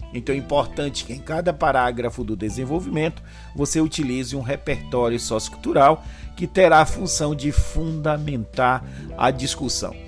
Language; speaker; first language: Portuguese; native; Portuguese